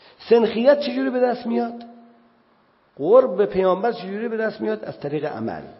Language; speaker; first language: Persian; native; Persian